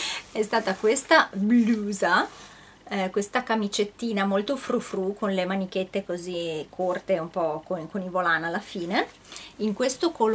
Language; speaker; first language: Italian; native; Italian